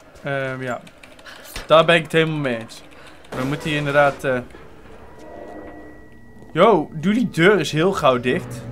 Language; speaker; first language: Dutch; native; Dutch